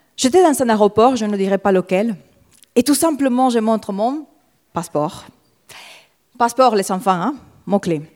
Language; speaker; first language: French; non-native, fluent; Spanish